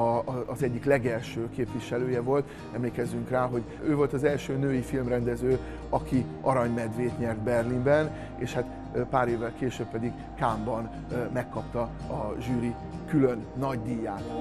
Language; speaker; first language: Hungarian; native; Hungarian